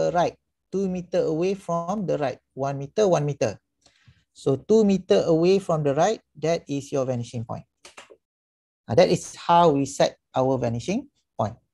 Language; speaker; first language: English; non-native, local second language; Malay